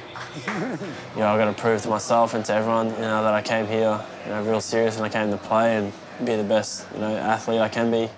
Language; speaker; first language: English; native; English